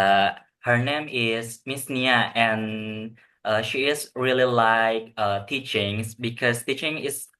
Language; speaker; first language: English; non-native, learner; Indonesian